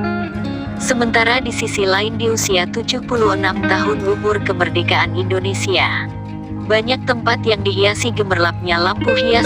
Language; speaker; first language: Indonesian; native; Indonesian